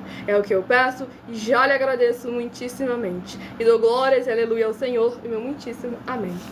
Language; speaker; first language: Portuguese; native; Portuguese